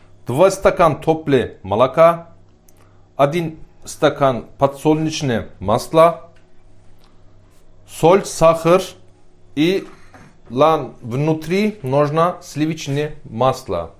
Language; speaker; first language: Russian; non-native, learner; Turkish